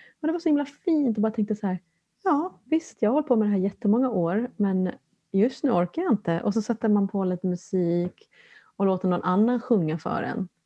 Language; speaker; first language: Swedish; native; Swedish